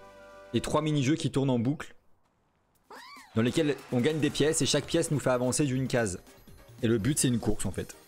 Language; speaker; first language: French; native; French